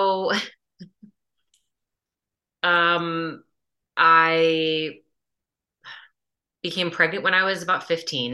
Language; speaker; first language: English; native; English